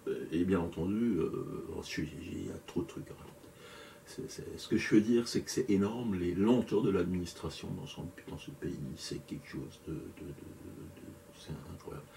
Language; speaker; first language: French; native; French